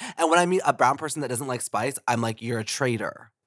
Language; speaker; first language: English; early bilingual, other home language; Hindi